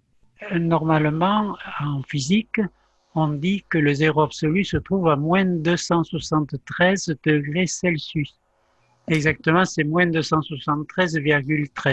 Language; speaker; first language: French; native; French